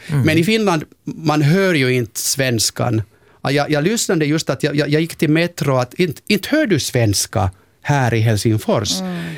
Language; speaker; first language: Swedish; non-native, local second language; Finnish